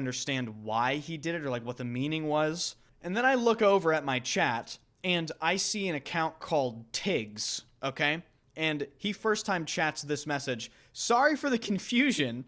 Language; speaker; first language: English; native; English